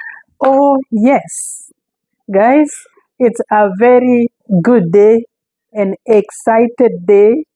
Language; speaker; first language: English; non-native, fluent; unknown